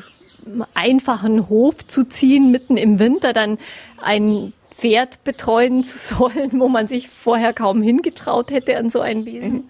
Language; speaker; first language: German; native; German